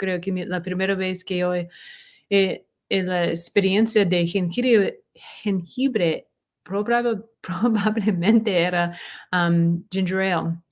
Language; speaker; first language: Spanish; non-native, learner; English